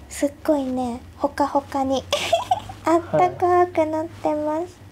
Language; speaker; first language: Japanese; native; Japanese